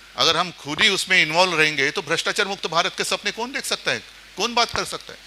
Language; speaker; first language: Hindi; non-native, local second language; Marathi